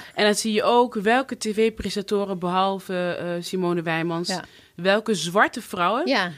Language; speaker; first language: Dutch; native; Dutch